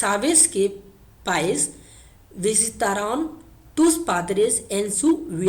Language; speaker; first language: Spanish; non-native, learner; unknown